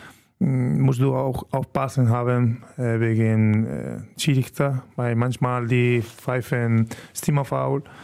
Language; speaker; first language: German; non-native, learner; Spanish